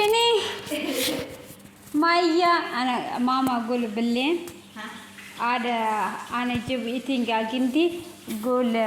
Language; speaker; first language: Arabic; non-native, learner; Amharic